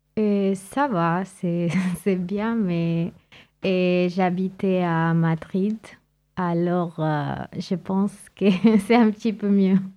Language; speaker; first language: French; non-native, fluent; Spanish